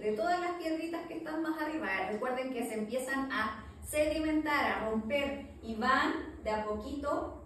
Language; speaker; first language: Spanish; native; Spanish